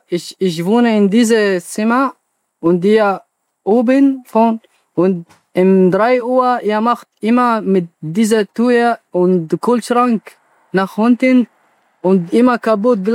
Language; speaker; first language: German; non-native, learner; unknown